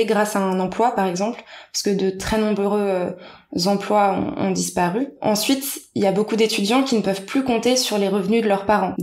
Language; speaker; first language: French; native; French